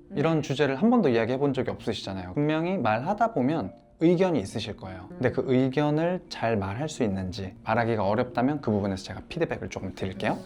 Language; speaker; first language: Korean; native; Korean